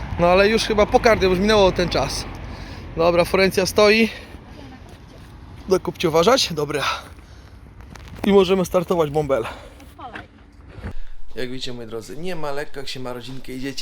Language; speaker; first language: Polish; native; Polish